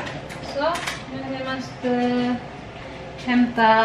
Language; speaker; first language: Swedish; non-native, learner; Indonesian